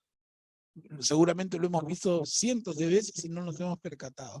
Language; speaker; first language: Spanish; native; Spanish